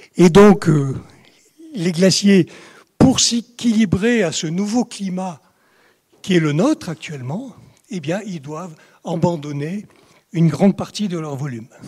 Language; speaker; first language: French; native; French